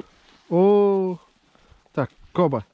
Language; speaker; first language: Russian; native; Russian